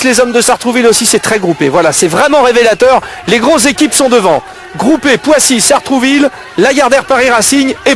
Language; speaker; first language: French; native; French